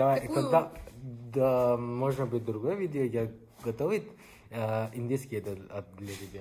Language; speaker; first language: Russian; non-native, learner; Hindi